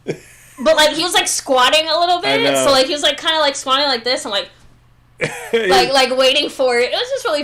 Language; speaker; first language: English; native; English